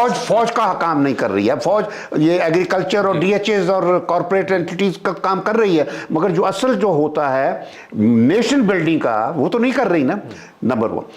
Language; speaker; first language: Urdu; native; Urdu